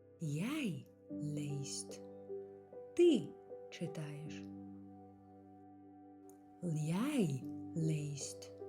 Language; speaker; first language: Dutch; non-native, fluent; Ukrainian